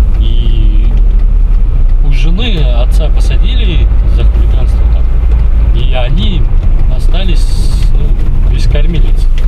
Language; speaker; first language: Russian; non-native, fluent; Uzbek